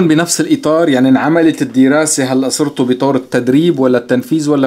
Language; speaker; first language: Arabic; native; Arabic